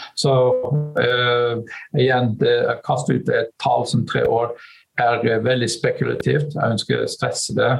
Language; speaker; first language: Norwegian; non-native, fluent; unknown